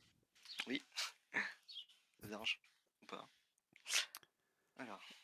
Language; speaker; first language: French; native; French